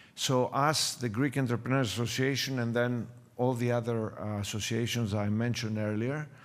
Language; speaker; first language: English; non-native, fluent; Greek